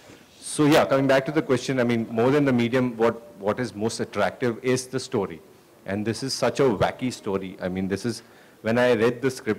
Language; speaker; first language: English; non-native, local second language; Hindi